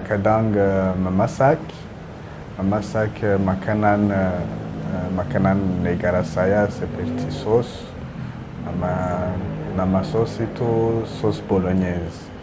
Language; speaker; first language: Indonesian; non-native, learner; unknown